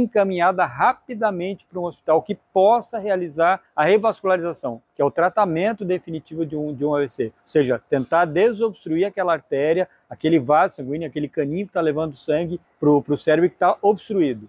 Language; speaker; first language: Portuguese; native; Portuguese